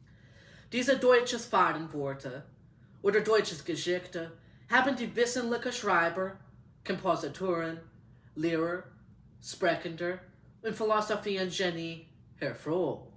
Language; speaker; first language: German; non-native, learner; English